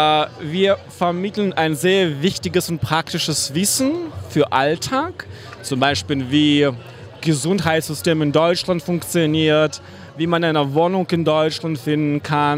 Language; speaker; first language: German; non-native, fluent; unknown